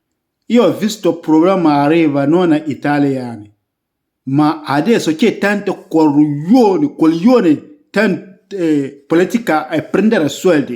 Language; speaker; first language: Italian; non-native, learner; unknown